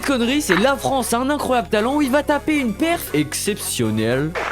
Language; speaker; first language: French; native; French